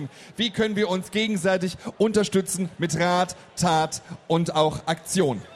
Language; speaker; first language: German; native; German